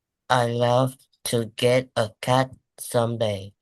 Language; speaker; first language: English; non-native, learner; Vietnamese